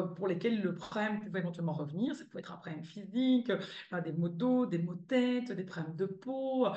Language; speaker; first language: French; native; French